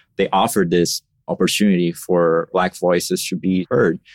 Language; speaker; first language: English; non-native, fluent; Portuguese